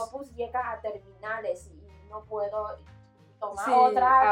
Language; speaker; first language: Spanish; non-native, learner; Chinese